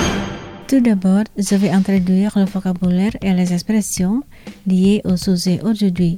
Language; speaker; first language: French; non-native, fluent; Indonesian